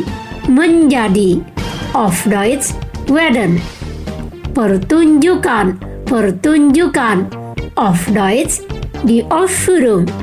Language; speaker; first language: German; non-native, fluent; Indonesian